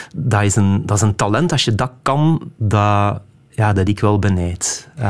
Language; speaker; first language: Dutch; native; Dutch